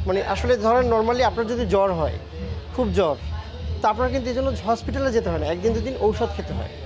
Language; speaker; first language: Bangla; native; Bangla